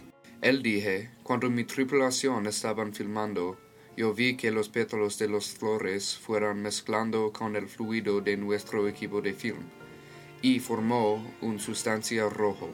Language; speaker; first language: Spanish; non-native, learner; English